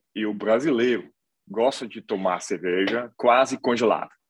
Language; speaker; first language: Portuguese; non-native, fluent; Dutch